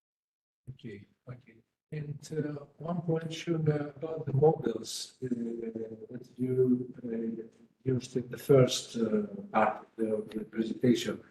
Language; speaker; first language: English; non-native, fluent; Greek